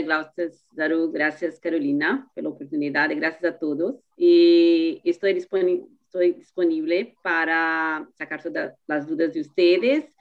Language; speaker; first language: Spanish; non-native, learner; Portuguese